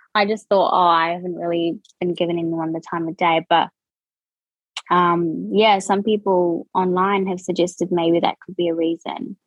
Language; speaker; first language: English; native; English